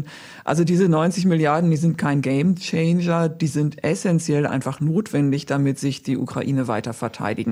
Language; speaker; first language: German; native; German